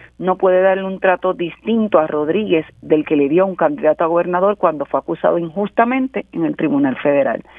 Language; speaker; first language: Spanish; native; Spanish